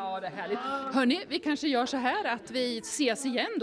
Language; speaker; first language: Swedish; native; Swedish